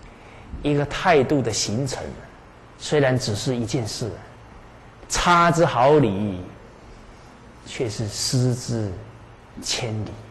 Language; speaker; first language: Chinese; native; Chinese